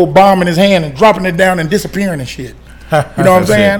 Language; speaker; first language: English; native; English